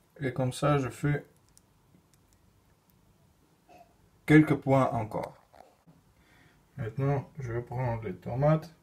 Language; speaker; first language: French; non-native, learner; Russian